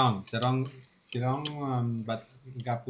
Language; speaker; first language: Indonesian; non-native, learner; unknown